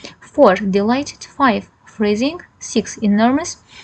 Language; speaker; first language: English; non-native, fluent; Azerbaijani